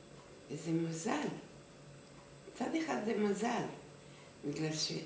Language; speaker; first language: Hebrew; non-native, fluent; Hungarian